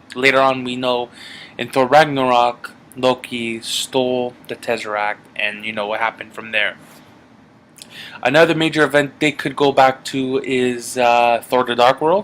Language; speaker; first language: English; native; English